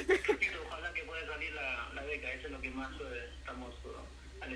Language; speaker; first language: Spanish; native; Spanish